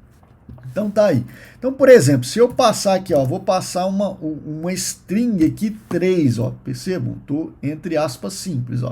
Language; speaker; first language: Portuguese; native; Portuguese